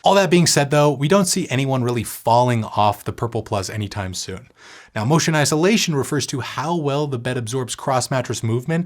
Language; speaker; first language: English; native; English